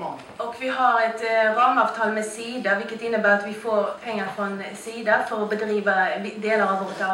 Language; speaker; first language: Swedish; native; Swedish